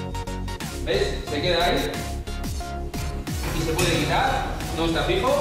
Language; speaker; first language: Spanish; native; Spanish